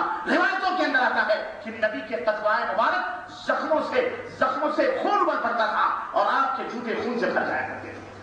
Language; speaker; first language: Urdu; native; Urdu